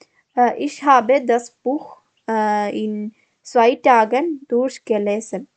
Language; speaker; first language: German; non-native, learner; Malayalam